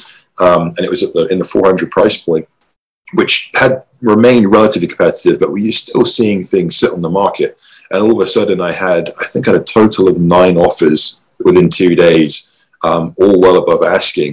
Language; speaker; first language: English; native; English